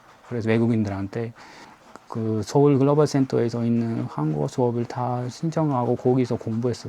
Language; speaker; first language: Korean; non-native, learner; Uzbek